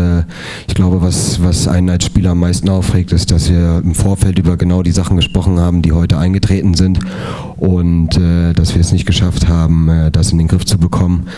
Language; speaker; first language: German; native; German